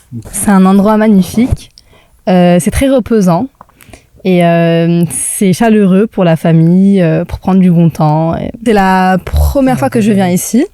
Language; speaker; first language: French; early bilingual, other home language; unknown